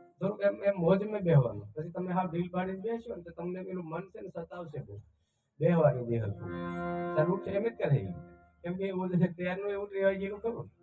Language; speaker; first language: Gujarati; non-native, local second language; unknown